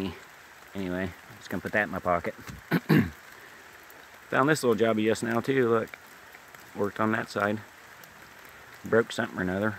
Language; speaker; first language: English; native; English